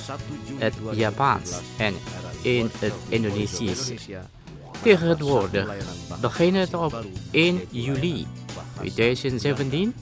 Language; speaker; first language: Dutch; non-native, learner; Indonesian